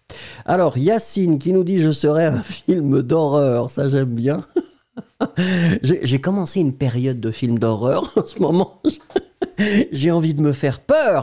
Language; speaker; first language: French; native; French